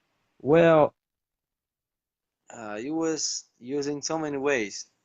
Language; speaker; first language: English; non-native, fluent; Portuguese